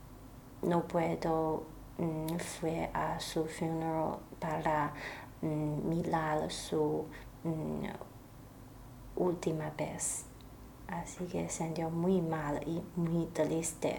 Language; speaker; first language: Spanish; non-native, learner; Chinese